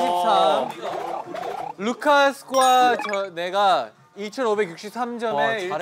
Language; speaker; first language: Korean; native; Korean